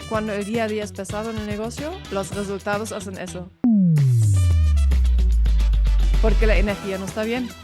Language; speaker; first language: Spanish; non-native, fluent; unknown